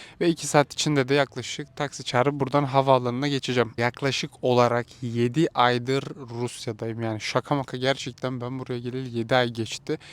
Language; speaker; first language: Turkish; native; Turkish